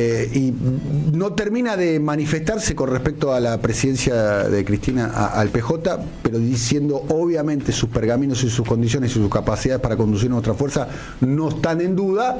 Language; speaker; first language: Spanish; native; Spanish